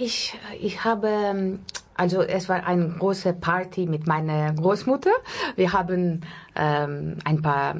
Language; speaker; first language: German; non-native, learner; Russian